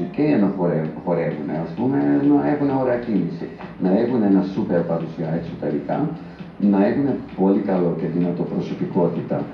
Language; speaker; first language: Greek; non-native, fluent; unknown